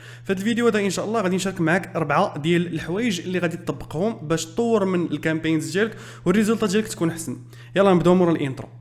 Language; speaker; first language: Arabic; native; Arabic